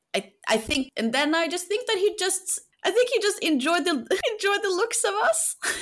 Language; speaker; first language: English; non-native, fluent; Norwegian